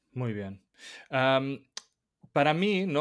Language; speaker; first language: Spanish; native; Spanish